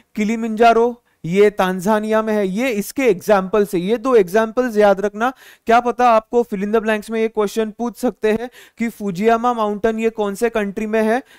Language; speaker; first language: Hindi; non-native, local second language; Marathi